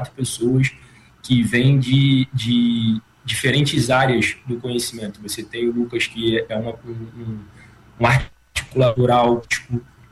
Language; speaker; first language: Portuguese; native; Portuguese